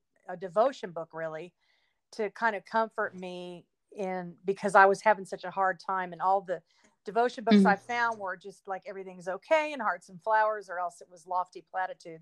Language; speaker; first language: English; native; English